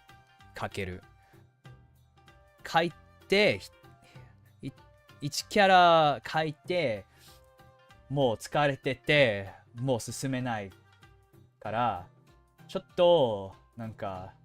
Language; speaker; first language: Japanese; non-native, fluent; English